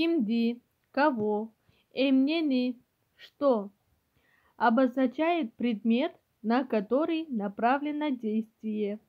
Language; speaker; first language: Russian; non-native, local second language; Kyrgyz